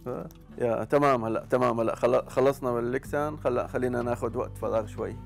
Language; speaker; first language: Arabic; native; Arabic